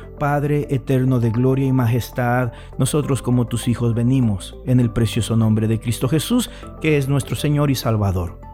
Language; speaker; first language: Spanish; native; Spanish